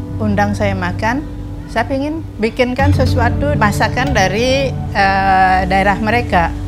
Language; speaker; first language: Indonesian; non-native, local second language; Balinese